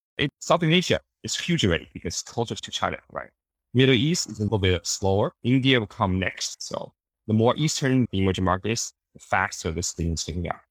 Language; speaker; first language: English; early bilingual, other home language; Chinese